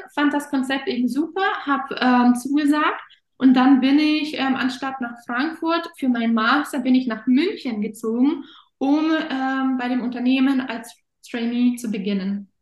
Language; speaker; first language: German; early bilingual, other home language; Russian